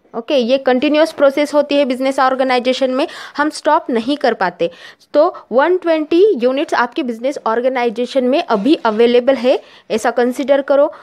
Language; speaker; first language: Hindi; non-native, local second language; Marathi